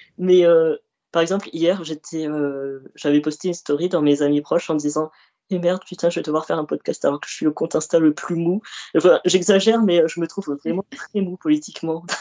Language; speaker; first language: French; early bilingual, other home language; Arabic